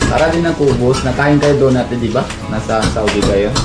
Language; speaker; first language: Filipino; non-native, learner; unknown